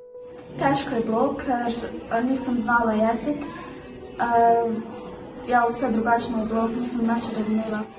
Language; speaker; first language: Slovenian; early bilingual, other home language; Lingala